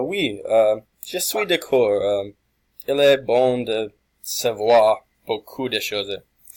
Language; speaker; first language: French; non-native, learner; English